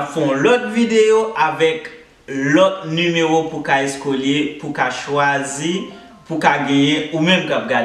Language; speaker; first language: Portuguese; non-native, learner; Haitian Creole